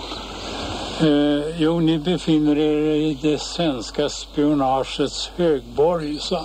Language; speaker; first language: Swedish; native; Swedish